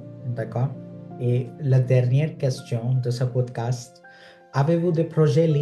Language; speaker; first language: French; non-native, fluent; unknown